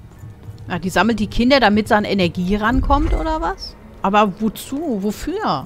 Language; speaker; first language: German; native; German